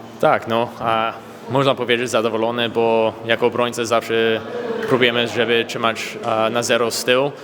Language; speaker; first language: Polish; early bilingual, heritage; English